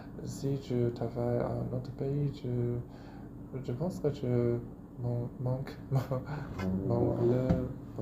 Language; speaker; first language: French; non-native, learner; Chinese